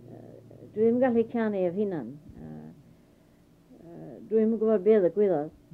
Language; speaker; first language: Welsh; early bilingual, heritage; Welsh